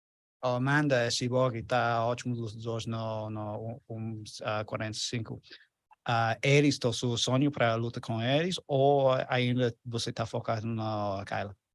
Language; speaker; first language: Portuguese; non-native, learner; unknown